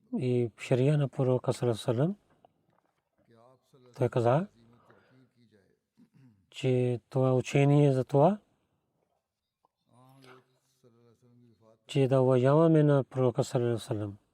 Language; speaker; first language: Bulgarian; non-native, learner; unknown